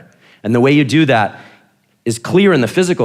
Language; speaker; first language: English; native; English